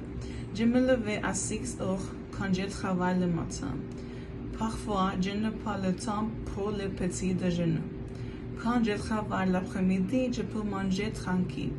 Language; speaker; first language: French; non-native, learner; Spanish